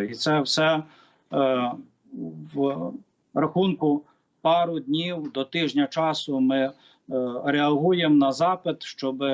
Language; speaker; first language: Ukrainian; native; Ukrainian